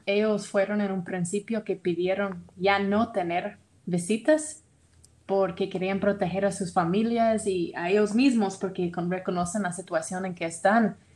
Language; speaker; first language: Spanish; non-native, fluent; English